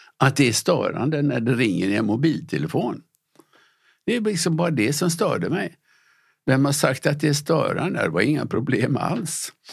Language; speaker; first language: Swedish; native; Swedish